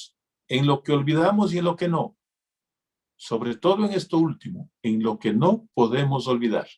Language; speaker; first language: Spanish; native; Spanish